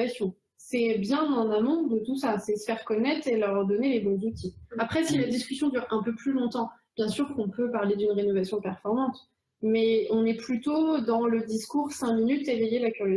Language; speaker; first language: French; native; French